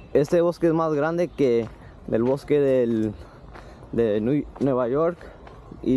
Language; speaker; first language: Spanish; early bilingual, heritage; Spanish